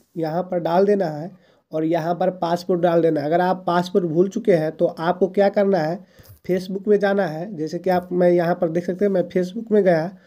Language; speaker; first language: Hindi; native; Hindi